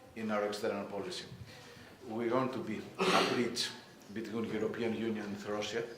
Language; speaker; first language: English; non-native, fluent; Greek